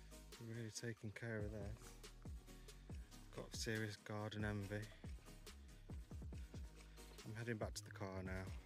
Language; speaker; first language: English; native; English